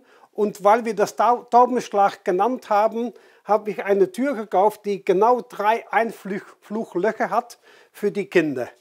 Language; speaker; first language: German; non-native, fluent; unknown